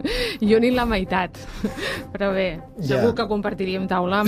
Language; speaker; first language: Catalan; native; Catalan